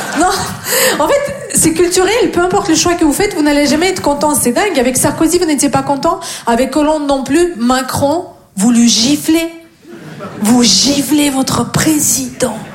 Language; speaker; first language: French; non-native, fluent; Russian